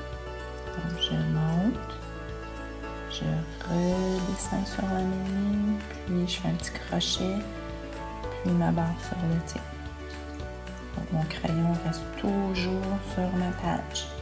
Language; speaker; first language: French; native; French